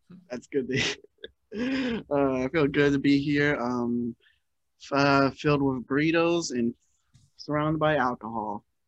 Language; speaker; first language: English; native; English